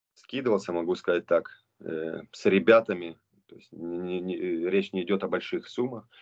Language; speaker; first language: Russian; non-native, local second language; Romanian